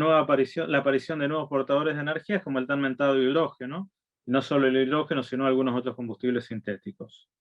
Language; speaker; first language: Spanish; native; Spanish